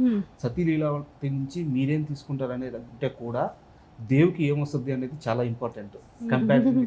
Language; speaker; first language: Telugu; native; Telugu